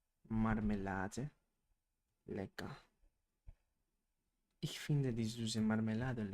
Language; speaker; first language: German; non-native, learner; Spanish